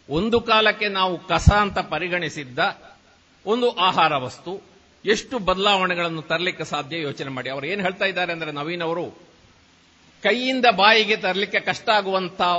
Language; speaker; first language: Kannada; native; Kannada